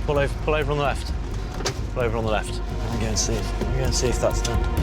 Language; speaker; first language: English; native; English